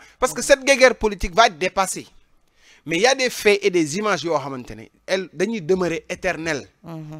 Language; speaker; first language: French; non-native, local second language; Wolof